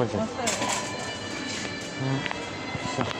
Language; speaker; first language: Russian; non-native, learner; Azerbaijani